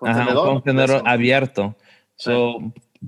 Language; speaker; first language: Spanish; early bilingual, heritage; Spanish